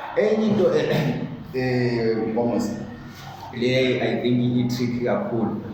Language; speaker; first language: Zulu; native; Zulu